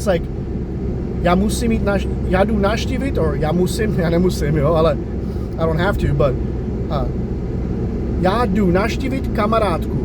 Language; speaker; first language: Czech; non-native, fluent; English